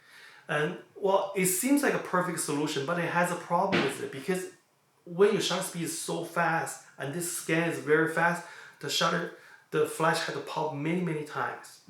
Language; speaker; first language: English; non-native, fluent; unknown